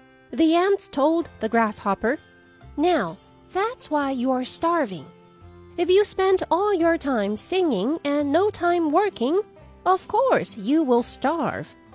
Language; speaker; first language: English; non-native, fluent; Chinese